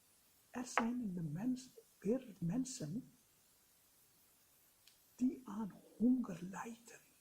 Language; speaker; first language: Dutch; non-native, fluent; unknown